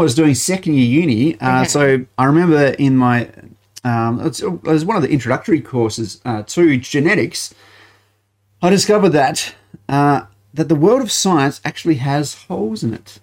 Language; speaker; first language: English; native; English